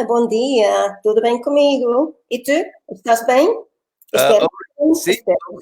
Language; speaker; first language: Portuguese; non-native, learner; English